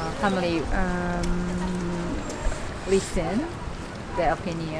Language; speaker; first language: English; non-native, learner; Japanese